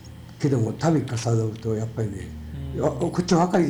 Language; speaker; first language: Japanese; native; Japanese